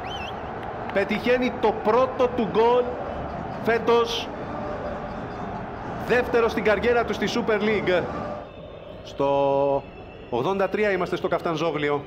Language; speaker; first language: Greek; native; Greek